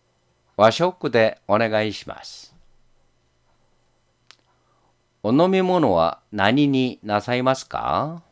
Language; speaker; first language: Japanese; non-native, fluent; Korean